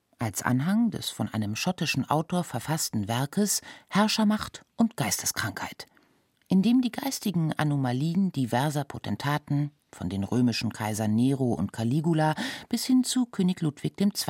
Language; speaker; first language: German; native; German